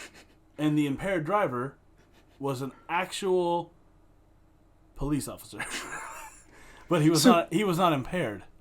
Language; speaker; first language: English; native; English